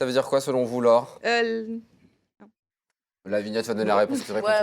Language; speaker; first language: French; native; French